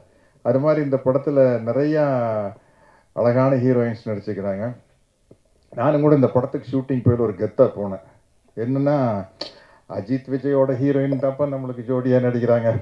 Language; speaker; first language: Tamil; native; Tamil